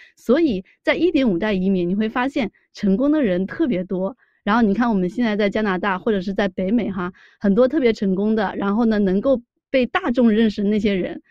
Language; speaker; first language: Chinese; native; Chinese